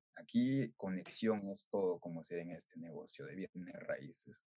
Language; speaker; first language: Spanish; native; Spanish